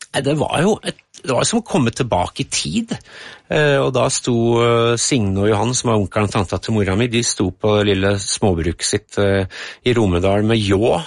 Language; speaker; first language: Norwegian; early bilingual, other home language; English